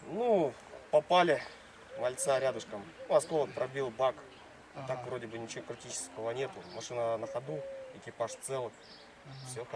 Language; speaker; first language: Russian; native; Russian